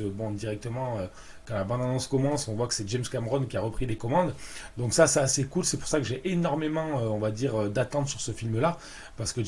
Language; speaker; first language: French; native; French